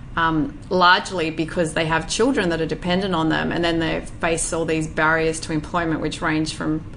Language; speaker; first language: English; native; English